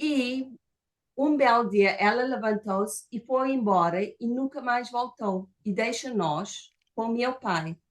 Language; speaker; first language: Portuguese; non-native, fluent; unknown